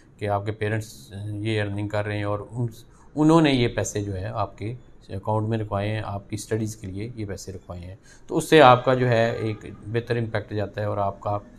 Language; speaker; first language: Urdu; non-native, local second language; Punjabi